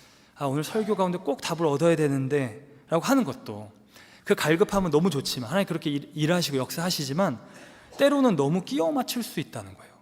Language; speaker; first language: Korean; native; Korean